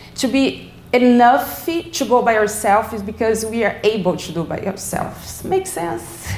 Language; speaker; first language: English; non-native, learner; Portuguese